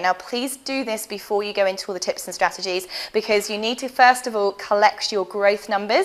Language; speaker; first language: English; native; English